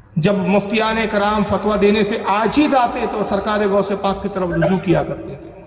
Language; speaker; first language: Urdu; native; Urdu